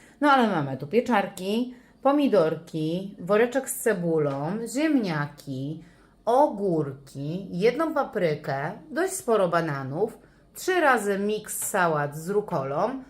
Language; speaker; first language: Polish; native; Polish